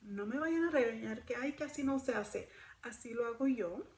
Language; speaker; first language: Spanish; early bilingual, heritage; Spanish